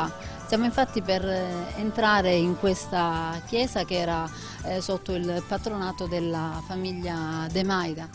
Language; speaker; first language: Italian; native; Italian